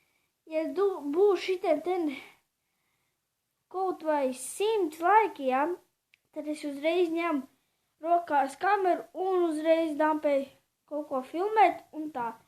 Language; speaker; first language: Latvian; non-native, local second language; Russian